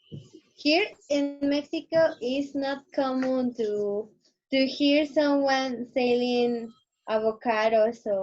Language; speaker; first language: English; non-native, learner; Spanish